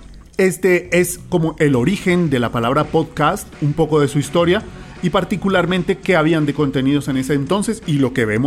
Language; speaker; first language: Spanish; native; Spanish